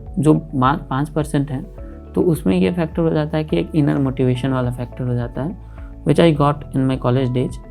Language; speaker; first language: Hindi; native; Hindi